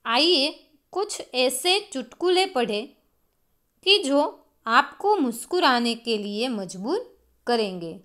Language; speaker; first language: Hindi; non-native, local second language; Gujarati